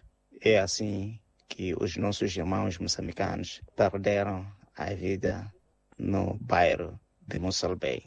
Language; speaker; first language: Portuguese; non-native, local second language; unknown